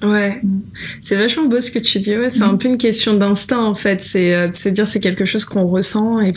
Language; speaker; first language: French; native; French